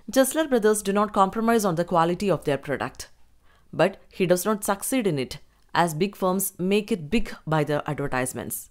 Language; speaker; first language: English; non-native, local second language; Malayalam